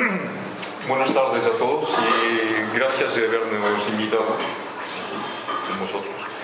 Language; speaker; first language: Spanish; non-native, fluent; French